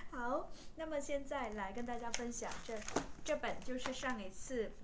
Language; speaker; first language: Chinese; non-native, fluent; Vietnamese